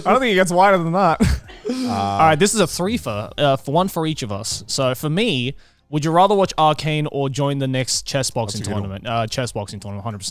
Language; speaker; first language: English; native; English